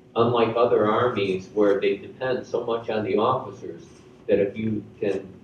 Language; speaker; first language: English; native; English